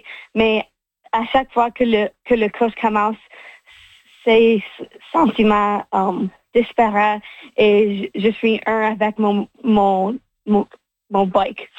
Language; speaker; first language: French; non-native, local second language; English